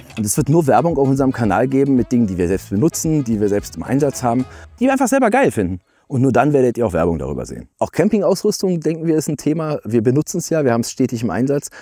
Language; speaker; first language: German; native; German